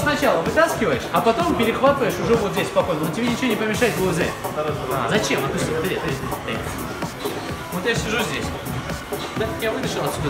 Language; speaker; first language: Russian; native; Russian